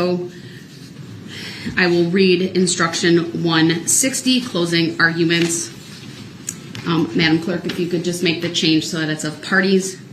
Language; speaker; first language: English; native; English